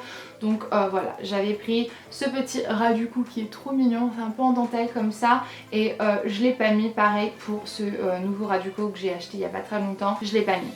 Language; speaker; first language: French; native; French